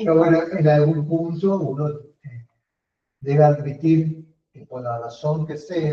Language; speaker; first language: Spanish; native; Spanish